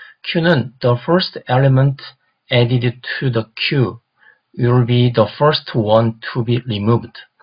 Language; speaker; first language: English; non-native, fluent; Korean